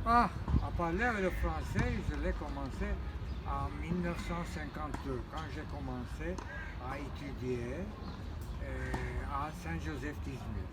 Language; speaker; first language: French; non-native, fluent; Turkish